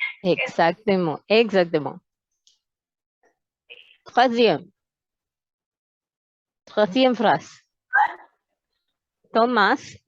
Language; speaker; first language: French; non-native, fluent; Spanish